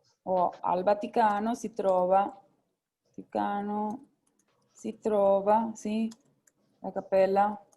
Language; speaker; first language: Italian; non-native, fluent; Spanish